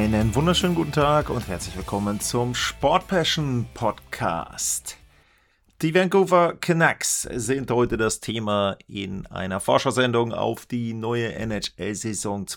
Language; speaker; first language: German; native; German